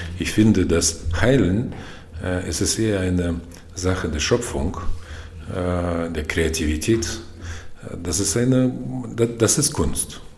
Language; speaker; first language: German; non-native, fluent; Russian